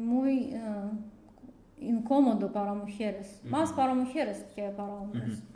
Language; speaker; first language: Spanish; non-native, learner; Russian